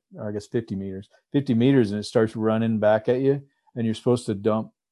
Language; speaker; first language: English; native; English